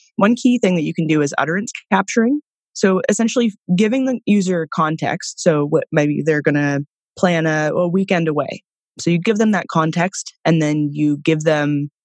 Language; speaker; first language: English; native; English